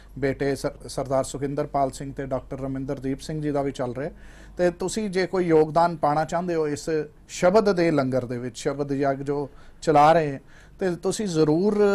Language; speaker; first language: Punjabi; native; Punjabi